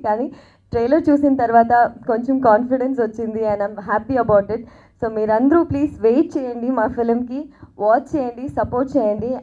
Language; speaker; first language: Telugu; non-native, learner; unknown